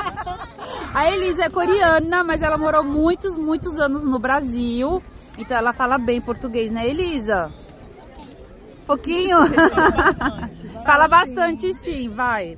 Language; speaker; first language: Portuguese; native; Portuguese